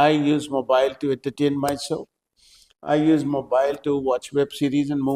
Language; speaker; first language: English; non-native, local second language; Hindi